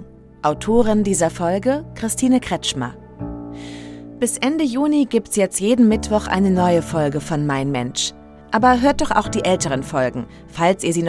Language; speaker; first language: German; native; German